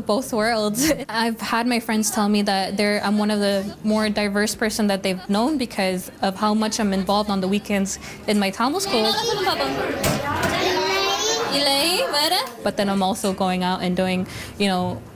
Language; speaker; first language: English; native; English